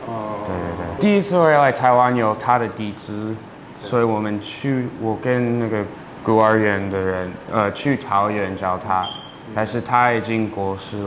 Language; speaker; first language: Chinese; early bilingual, heritage; English